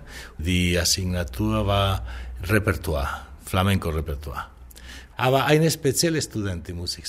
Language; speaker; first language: German; non-native, learner; Spanish